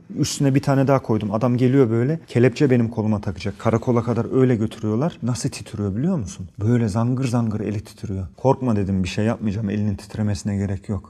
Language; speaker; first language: Turkish; early bilingual, heritage; Turkish